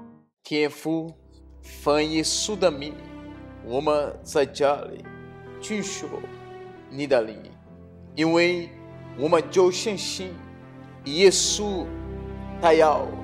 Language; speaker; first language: Chinese; non-native, learner; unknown